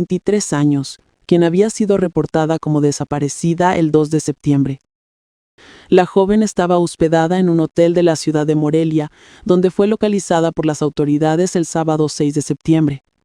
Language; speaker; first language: Spanish; native; Spanish